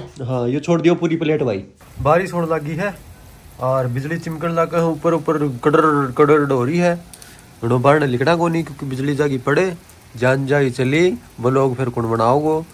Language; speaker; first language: Hindi; native; Hindi